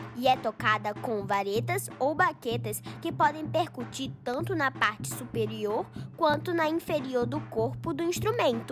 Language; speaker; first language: Portuguese; native; Portuguese